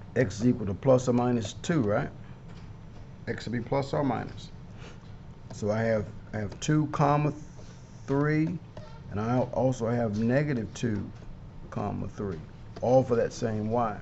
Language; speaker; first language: English; native; English